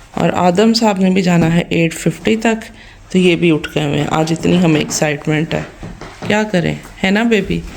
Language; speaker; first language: Urdu; native; Urdu